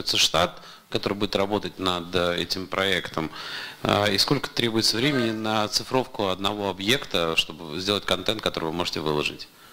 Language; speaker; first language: Russian; native; Russian